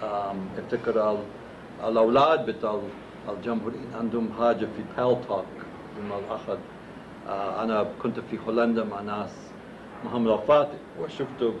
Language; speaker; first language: Arabic; non-native, fluent; English